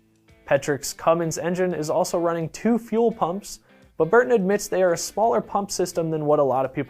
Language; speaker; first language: English; native; English